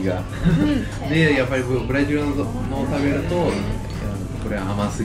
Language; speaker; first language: Japanese; non-native, fluent; Portuguese